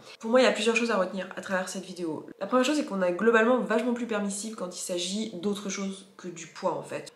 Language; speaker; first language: French; native; French